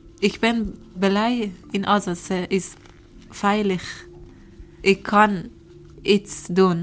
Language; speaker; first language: Dutch; non-native, learner; Persian